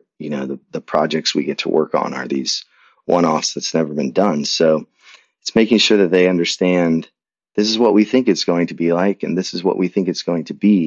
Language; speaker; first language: English; native; English